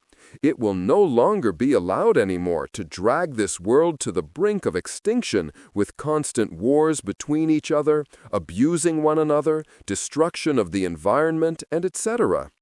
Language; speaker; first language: English; non-native, fluent; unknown